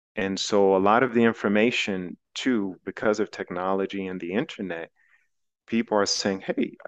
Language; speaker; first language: English; native; English